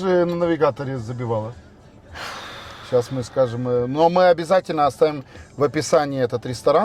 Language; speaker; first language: Russian; native; Russian